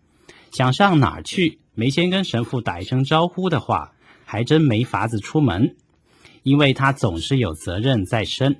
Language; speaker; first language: Chinese; native; Chinese